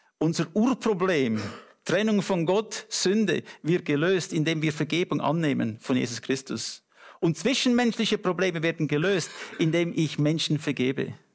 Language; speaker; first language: German; non-native, fluent; English